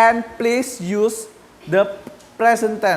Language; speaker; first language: English; non-native, learner; Indonesian